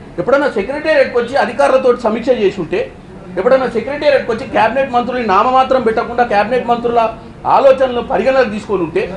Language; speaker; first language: Telugu; native; Telugu